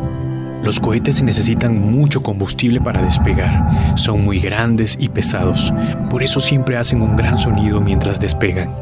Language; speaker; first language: Spanish; native; Spanish